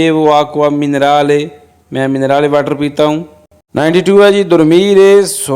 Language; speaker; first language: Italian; non-native, fluent; Urdu